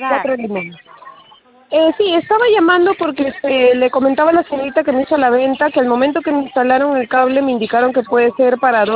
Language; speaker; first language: Spanish; native; Spanish